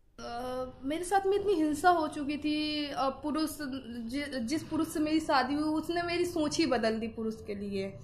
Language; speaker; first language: Hindi; native; Hindi